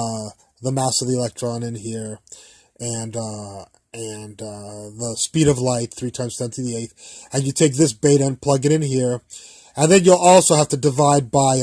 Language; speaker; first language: English; native; English